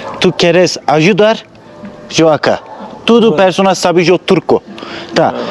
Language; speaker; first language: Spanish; non-native, learner; Turkish